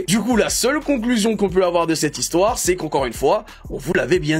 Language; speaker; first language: French; native; French